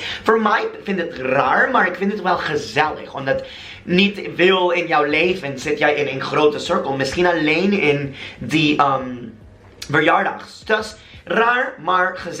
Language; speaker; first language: Dutch; non-native, learner; English